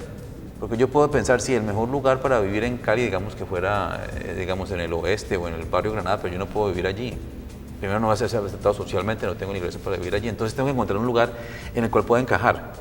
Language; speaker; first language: Spanish; native; Spanish